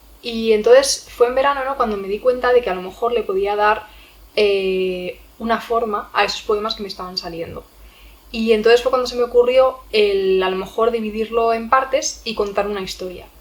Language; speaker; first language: Spanish; native; Spanish